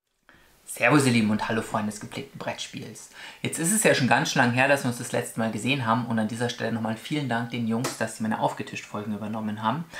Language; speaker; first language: German; native; German